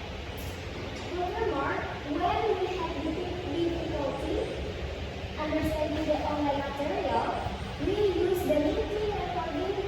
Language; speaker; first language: English; non-native, learner; Indonesian